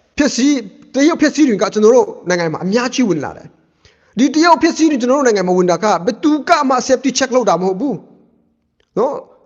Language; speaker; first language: Burmese; native; Burmese